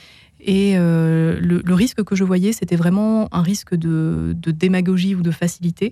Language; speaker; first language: French; native; French